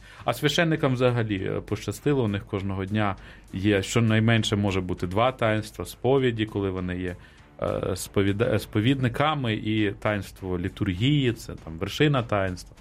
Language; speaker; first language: Ukrainian; native; Ukrainian